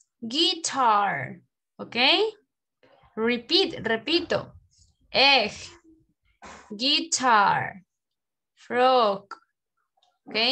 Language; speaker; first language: English; non-native, learner; Spanish